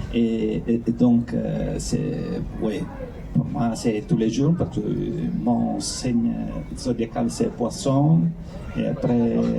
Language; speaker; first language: French; non-native, fluent; Italian